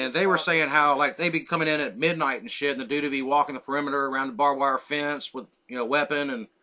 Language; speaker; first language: English; native; English